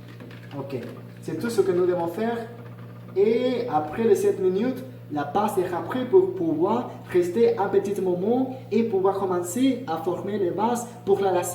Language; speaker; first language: French; non-native, learner; Spanish